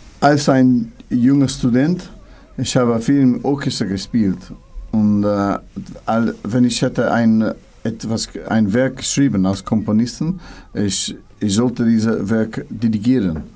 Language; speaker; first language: German; non-native, learner; English